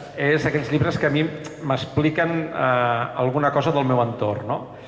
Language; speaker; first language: Catalan; native; Catalan